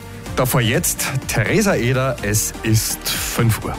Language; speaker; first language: German; native; German